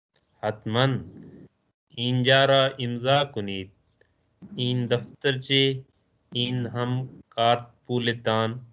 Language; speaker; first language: Persian; non-native, learner; Urdu